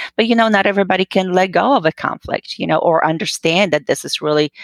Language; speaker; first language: English; non-native, fluent; Polish